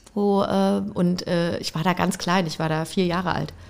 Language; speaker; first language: German; native; German